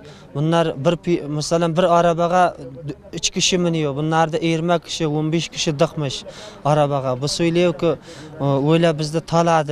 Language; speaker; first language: Turkish; non-native, learner; Uzbek